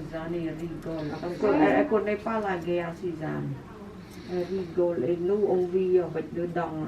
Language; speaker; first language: French; non-native, fluent; Khmer